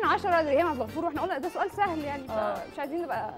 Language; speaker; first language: Arabic; native; Arabic